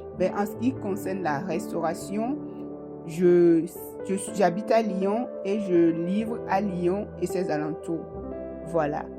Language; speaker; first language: French; non-native, local second language; Ewe